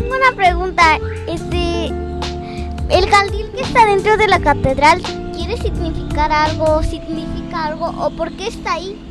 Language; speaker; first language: Spanish; native; Spanish